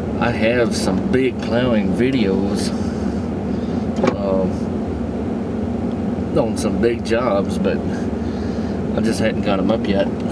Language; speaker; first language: English; native; English